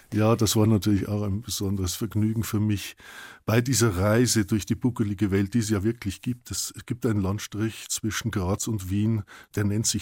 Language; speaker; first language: German; native; German